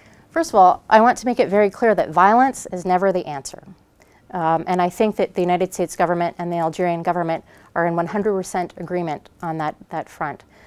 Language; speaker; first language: English; native; English